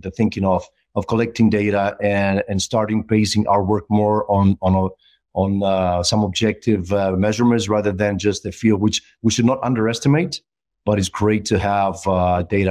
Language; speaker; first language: English; non-native, fluent; Greek